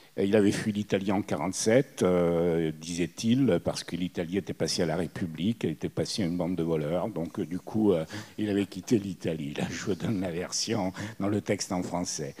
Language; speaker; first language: French; early bilingual, other home language; Italian